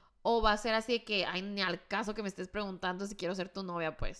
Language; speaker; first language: Spanish; early bilingual, heritage; Spanish